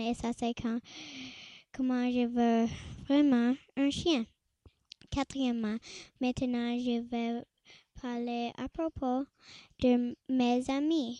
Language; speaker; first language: French; non-native, learner; English